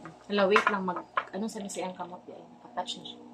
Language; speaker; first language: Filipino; non-native, local second language; Cebuano